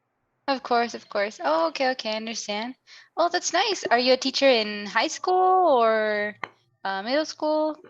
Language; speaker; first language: English; non-native, fluent; Spanish